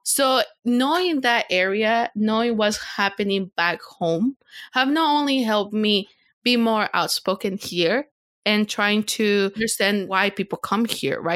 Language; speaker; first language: English; non-native, fluent; Spanish